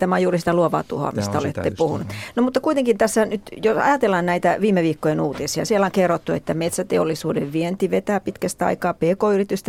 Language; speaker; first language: Finnish; native; Finnish